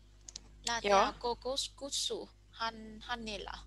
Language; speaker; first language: Finnish; non-native, learner; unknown